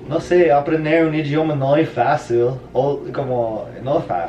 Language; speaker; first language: Portuguese; non-native, learner; English